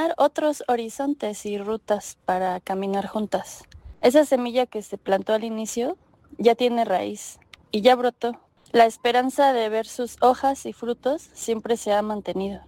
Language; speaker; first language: Spanish; native; Spanish